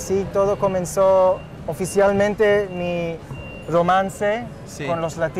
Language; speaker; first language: Spanish; non-native, fluent; Hebrew